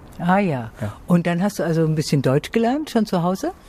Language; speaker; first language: German; native; German